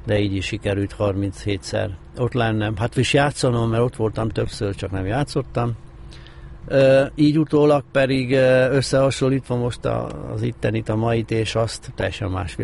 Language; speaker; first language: Hungarian; native; Hungarian